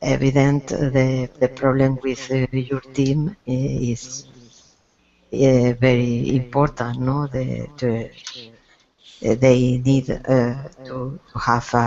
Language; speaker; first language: English; non-native, learner; Spanish